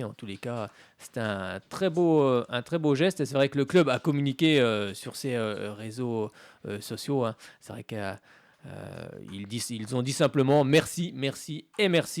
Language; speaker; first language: French; native; French